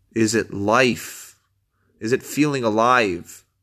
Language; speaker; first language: English; native; English